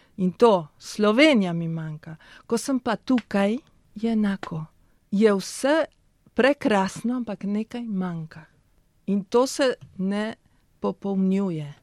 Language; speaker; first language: Slovenian; early bilingual, heritage; Spanish